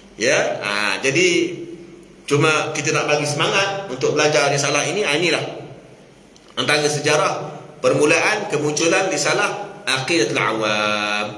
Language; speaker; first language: Malay; native; Malay